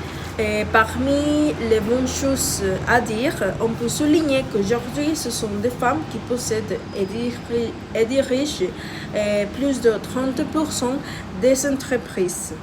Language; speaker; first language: French; non-native, fluent; Spanish